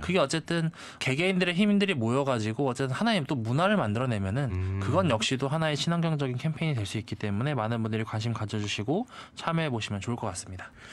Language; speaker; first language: Korean; native; Korean